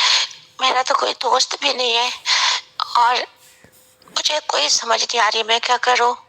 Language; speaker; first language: Hindi; non-native, local second language; Punjabi